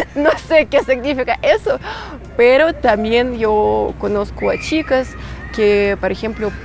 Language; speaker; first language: Spanish; non-native, fluent; Russian